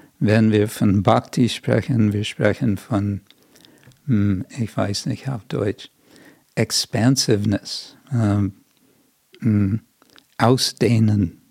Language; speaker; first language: German; non-native, fluent; English